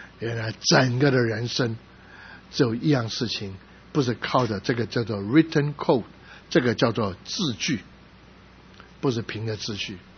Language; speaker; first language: Chinese; non-native, local second language; Cantonese